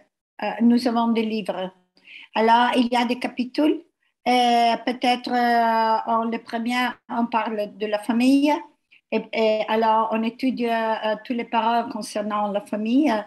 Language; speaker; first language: French; non-native, learner; Italian